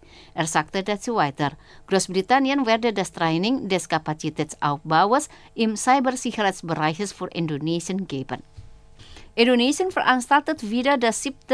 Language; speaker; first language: German; non-native, fluent; Indonesian